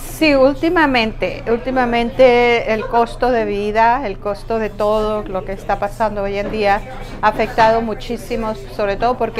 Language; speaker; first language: Spanish; early bilingual, other home language; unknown